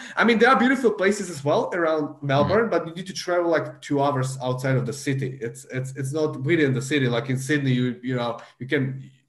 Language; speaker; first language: English; non-native, fluent; Slovak